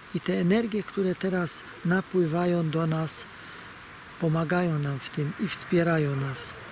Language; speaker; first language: Polish; native; Polish